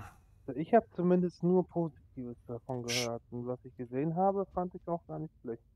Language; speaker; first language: German; native; German